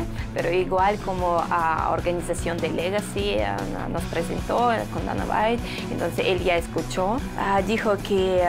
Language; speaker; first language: Spanish; non-native, fluent; Russian